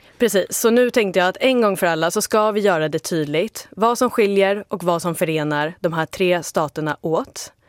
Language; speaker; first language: Swedish; native; Swedish